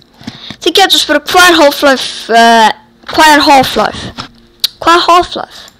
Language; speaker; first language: Icelandic; early bilingual, heritage; Icelandic